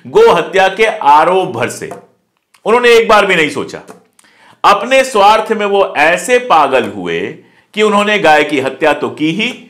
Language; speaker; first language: Hindi; native; Hindi